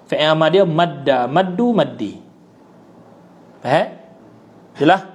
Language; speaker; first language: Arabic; non-native, fluent; Malay